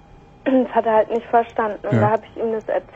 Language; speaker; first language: German; native; German